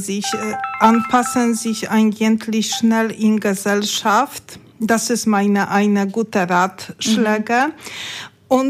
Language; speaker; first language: German; non-native, learner; Polish